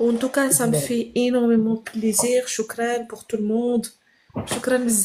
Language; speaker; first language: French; non-native, fluent; Arabic